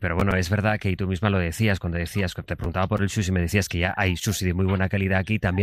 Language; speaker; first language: Spanish; native; Spanish